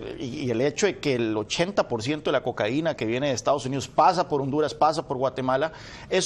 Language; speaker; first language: Spanish; native; Spanish